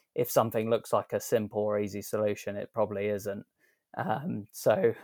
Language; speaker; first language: English; native; English